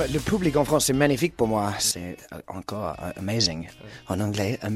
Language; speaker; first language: French; non-native, learner; English